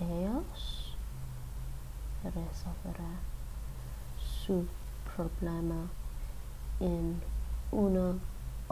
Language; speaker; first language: Spanish; non-native, learner; English